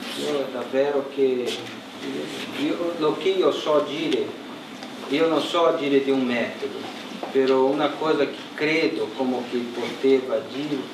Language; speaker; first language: Italian; non-native, learner; Portuguese